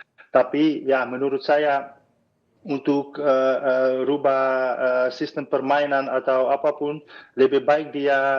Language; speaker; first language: Indonesian; non-native, fluent; Dutch